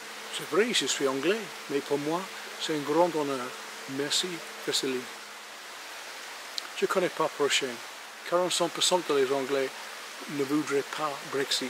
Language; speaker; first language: French; non-native, learner; English